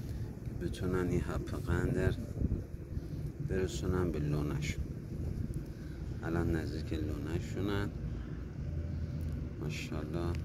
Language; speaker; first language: Persian; native; Persian